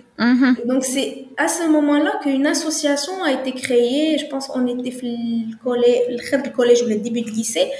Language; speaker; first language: French; non-native, local second language; Arabic